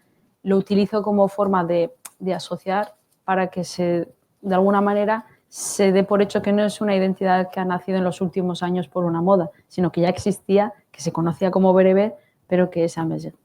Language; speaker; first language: Spanish; early bilingual, other home language; Riffian